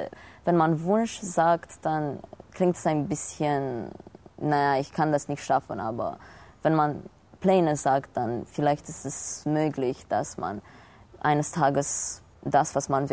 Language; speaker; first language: German; non-native, fluent; Romanian